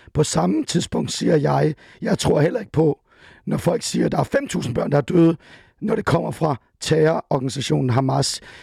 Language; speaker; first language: Danish; early bilingual, other home language; Persian